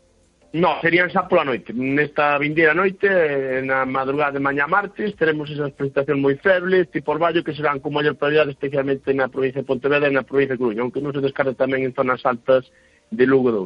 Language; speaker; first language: Spanish; non-native, local second language; Galician